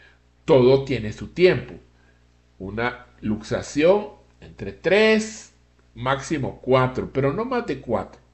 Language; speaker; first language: Spanish; native; Spanish